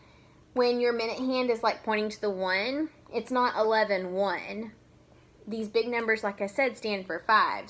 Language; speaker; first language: English; native; English